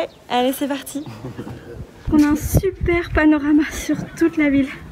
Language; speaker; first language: French; native; French